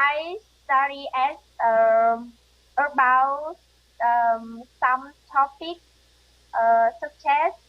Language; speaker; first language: English; non-native, learner; Vietnamese